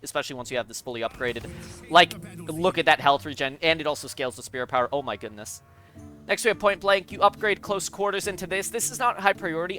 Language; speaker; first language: English; native; English